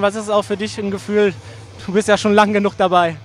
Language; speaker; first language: German; native; German